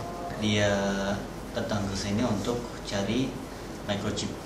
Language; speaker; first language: Indonesian; non-native, fluent; Turkish